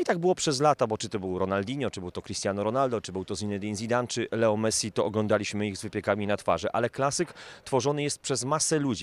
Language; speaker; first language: Polish; native; Polish